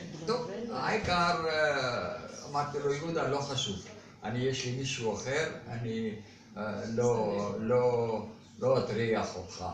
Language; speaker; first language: Hebrew; non-native, fluent; Arabic